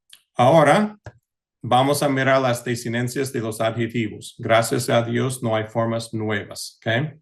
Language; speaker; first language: Spanish; early bilingual, heritage; English